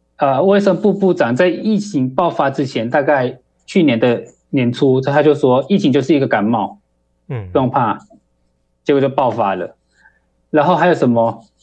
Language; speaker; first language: Chinese; early bilingual, heritage; Chinese